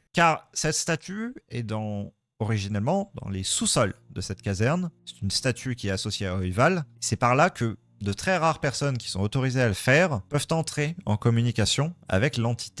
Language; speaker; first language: French; native; French